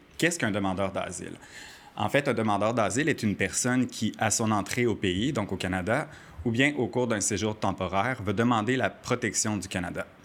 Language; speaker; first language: French; native; French